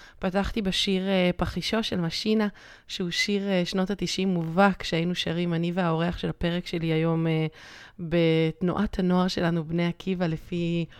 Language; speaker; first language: Hebrew; native; Hebrew